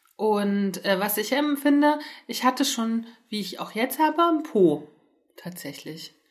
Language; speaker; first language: German; native; German